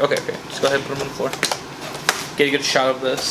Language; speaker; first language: English; native; English